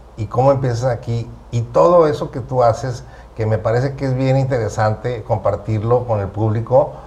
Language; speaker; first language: Spanish; native; Spanish